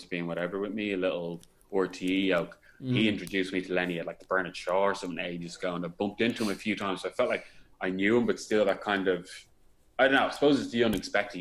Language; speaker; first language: English; native; English